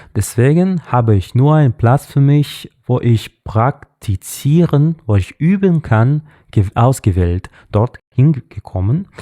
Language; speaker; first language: German; non-native, learner; Russian